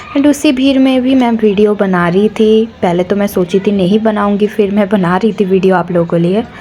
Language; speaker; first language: Hindi; non-native, local second language; Bangla